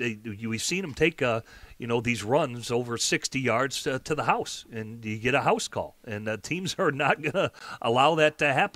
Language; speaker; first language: English; native; English